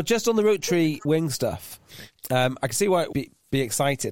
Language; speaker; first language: English; native; English